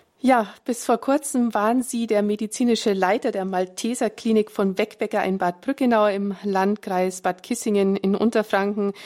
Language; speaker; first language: German; native; German